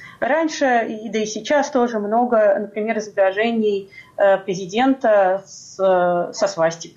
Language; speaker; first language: Russian; native; Russian